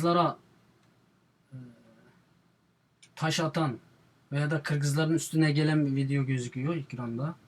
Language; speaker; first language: Turkish; non-native, fluent; Uyghur